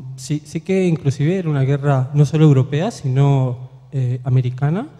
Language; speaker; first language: Spanish; native; Spanish